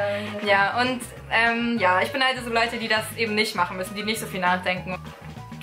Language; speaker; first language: German; native; German